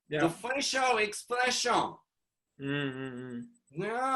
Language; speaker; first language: English; non-native, learner; Japanese